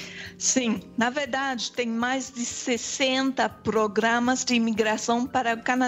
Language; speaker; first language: Portuguese; non-native, fluent; French